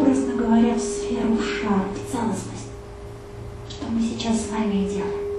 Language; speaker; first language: Russian; native; Russian